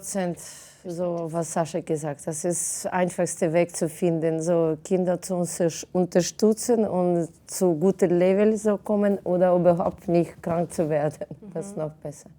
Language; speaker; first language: German; non-native, fluent; Russian